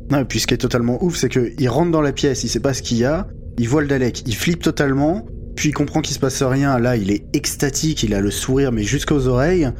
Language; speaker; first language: French; native; French